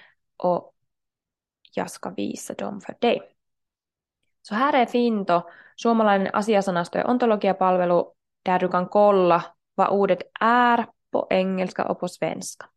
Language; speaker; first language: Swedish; non-native, local second language; Finnish